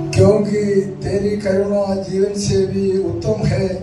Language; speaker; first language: Hindi; non-native, local second language; Malayalam